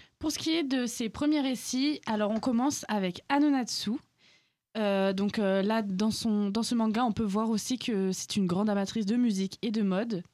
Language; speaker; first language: French; native; French